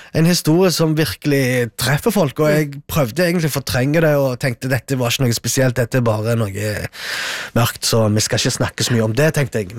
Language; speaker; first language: Norwegian; early bilingual, other home language; Arabic